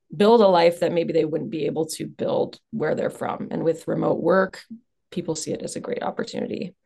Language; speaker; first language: English; native; English